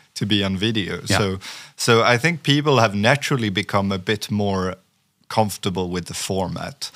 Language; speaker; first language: English; non-native, fluent; French